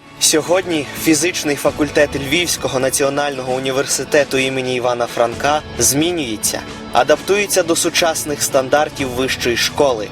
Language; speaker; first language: Ukrainian; native; Ukrainian